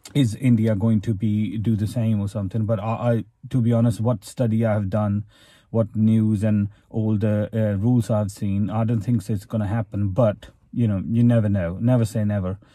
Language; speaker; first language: English; non-native, local second language; Punjabi